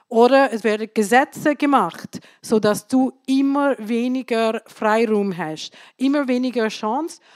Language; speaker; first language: German; non-native, fluent; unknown